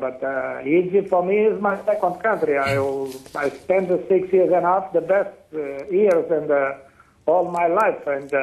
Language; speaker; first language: English; non-native, fluent; Portuguese